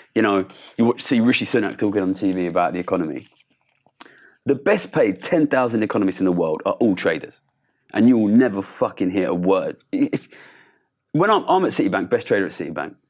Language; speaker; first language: English; native; English